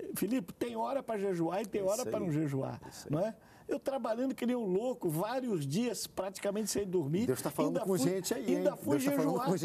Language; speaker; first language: Portuguese; native; Portuguese